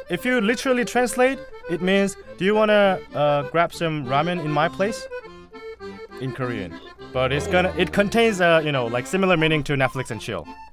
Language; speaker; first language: English; non-native, fluent; Korean